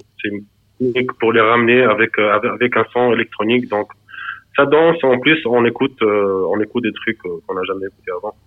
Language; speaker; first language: French; non-native, local second language; Arabic